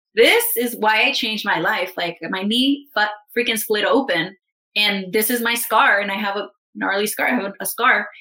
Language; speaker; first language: English; native; English